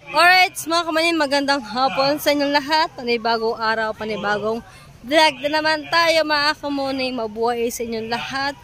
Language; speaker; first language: Filipino; native; Filipino